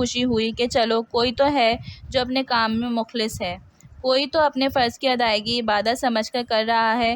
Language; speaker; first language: Urdu; native; Urdu